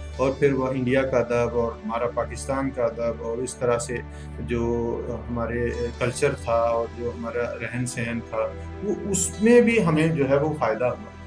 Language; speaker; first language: Urdu; non-native, local second language; Punjabi